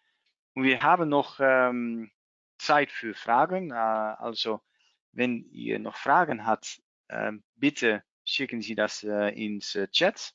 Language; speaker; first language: German; non-native, learner; Dutch